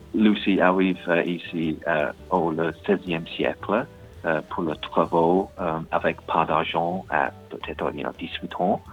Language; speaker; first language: French; non-native, learner; English